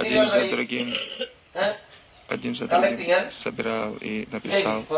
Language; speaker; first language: Russian; non-native, learner; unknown